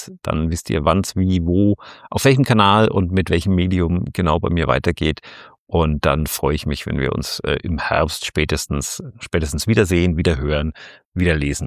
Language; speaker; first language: German; native; German